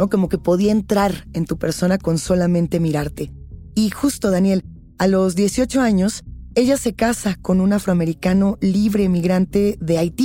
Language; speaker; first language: Spanish; native; Spanish